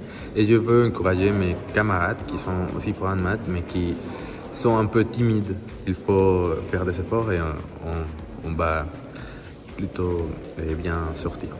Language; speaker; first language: French; non-native, fluent; Spanish